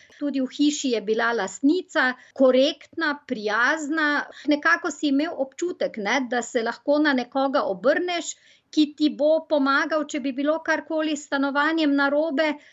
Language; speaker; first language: Slovenian; native; Slovenian